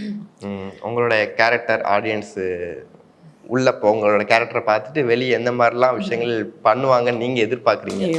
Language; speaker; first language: Tamil; native; Tamil